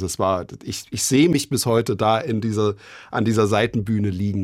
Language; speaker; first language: German; native; German